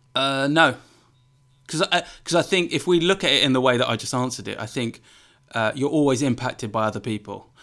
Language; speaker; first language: English; native; English